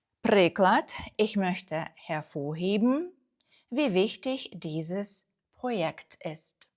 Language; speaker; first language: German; non-native, fluent; Ukrainian